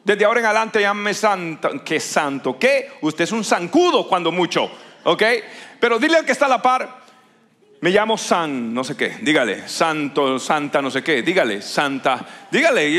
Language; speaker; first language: Spanish; native; Spanish